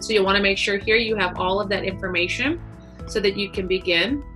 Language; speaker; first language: English; native; English